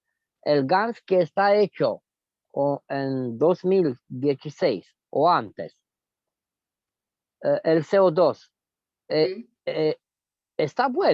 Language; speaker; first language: Spanish; non-native, fluent; Romanian